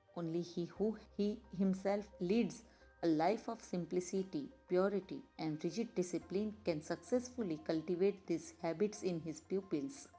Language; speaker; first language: English; non-native, local second language; Gujarati